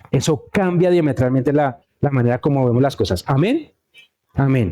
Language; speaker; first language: Spanish; native; Spanish